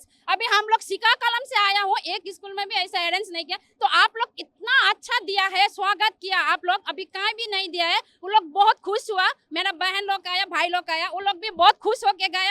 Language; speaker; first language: Hindi; non-native, local second language; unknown